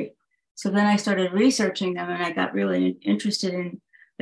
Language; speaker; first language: English; native; English